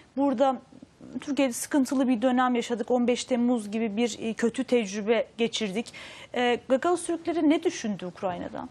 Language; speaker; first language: Turkish; native; Turkish